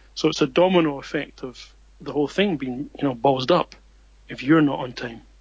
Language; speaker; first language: English; native; English